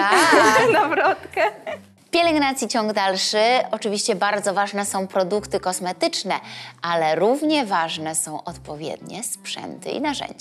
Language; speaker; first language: Polish; native; Polish